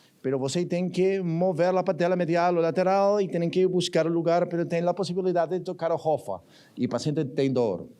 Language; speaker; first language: Portuguese; non-native, learner; Spanish